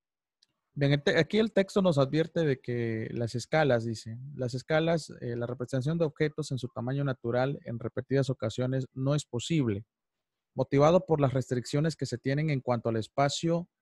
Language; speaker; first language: Spanish; native; Spanish